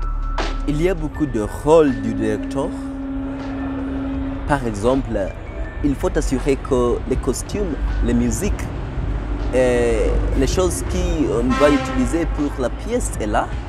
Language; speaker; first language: French; non-native, learner; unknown